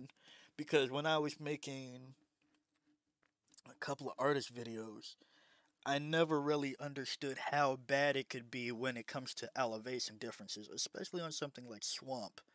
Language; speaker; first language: English; native; English